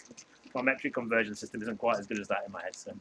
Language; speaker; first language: English; native; English